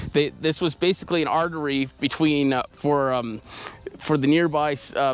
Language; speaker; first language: English; native; English